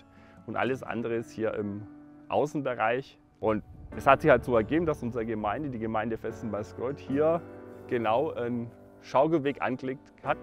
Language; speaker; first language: German; native; German